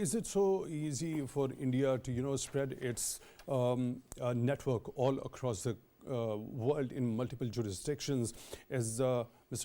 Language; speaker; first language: English; non-native, local second language; Urdu